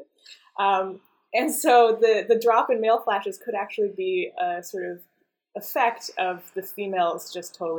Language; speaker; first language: English; native; English